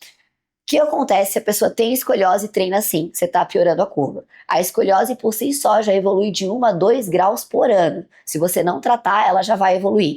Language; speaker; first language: Portuguese; native; Portuguese